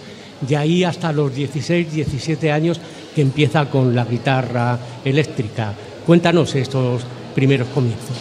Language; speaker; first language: Spanish; native; Spanish